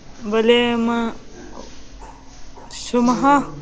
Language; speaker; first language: Persian; non-native, learner; Urdu